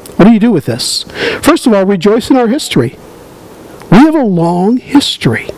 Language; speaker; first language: English; native; English